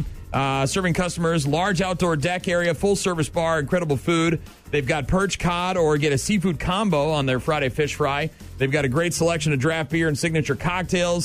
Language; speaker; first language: English; native; English